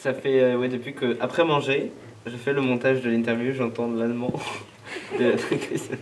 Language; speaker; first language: French; native; French